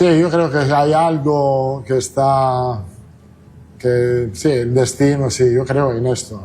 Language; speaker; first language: Portuguese; non-native, learner; Italian